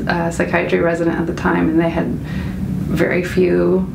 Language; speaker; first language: English; native; English